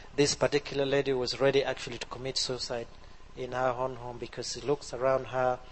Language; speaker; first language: English; non-native, local second language; Acoli